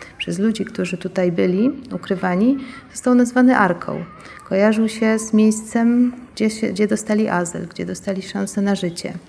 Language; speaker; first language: Polish; native; Polish